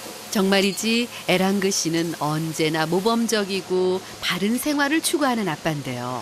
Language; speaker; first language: Korean; native; Korean